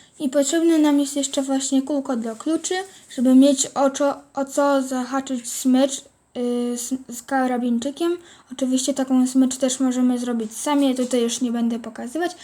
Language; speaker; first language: Polish; native; Polish